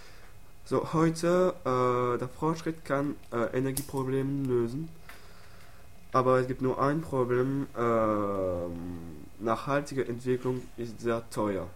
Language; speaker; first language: German; non-native, learner; French